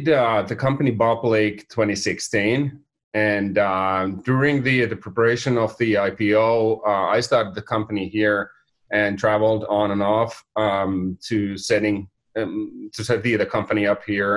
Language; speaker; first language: English; non-native, fluent; Finnish